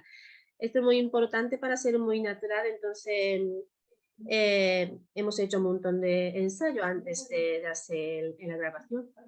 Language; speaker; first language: Spanish; non-native, learner; Japanese